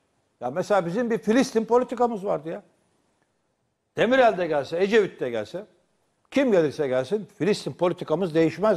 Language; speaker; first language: Turkish; native; Turkish